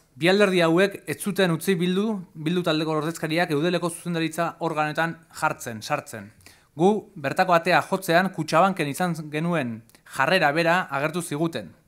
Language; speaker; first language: Basque; native; Basque